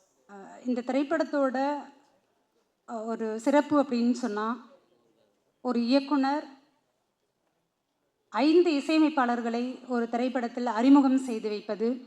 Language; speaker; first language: Tamil; native; Tamil